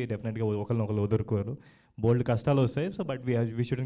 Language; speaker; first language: Telugu; native; Telugu